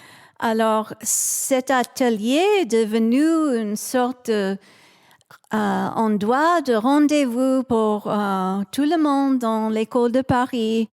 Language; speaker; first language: French; non-native, fluent; English